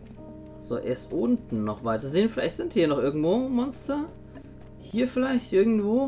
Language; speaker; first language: German; native; German